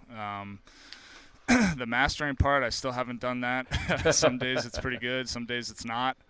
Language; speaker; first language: English; native; English